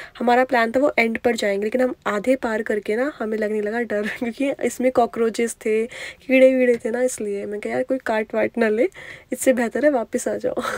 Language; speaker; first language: Hindi; native; Hindi